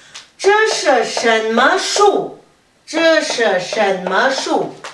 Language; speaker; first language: Chinese; non-native, fluent; Kazakh